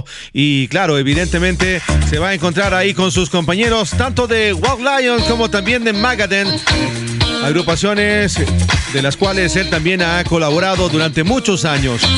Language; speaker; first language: Spanish; native; Spanish